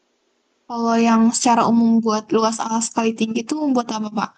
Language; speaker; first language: Indonesian; native; Indonesian